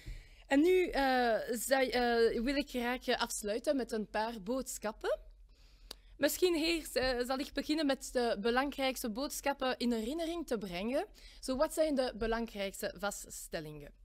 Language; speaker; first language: Dutch; non-native, local second language; French